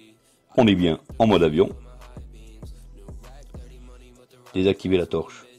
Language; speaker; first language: French; native; French